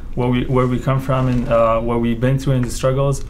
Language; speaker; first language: English; early bilingual, other home language; Pashto